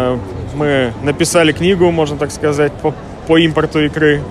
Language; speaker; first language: Russian; native; Russian